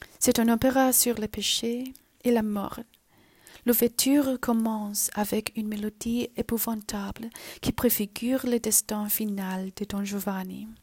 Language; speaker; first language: French; non-native, learner; Chinese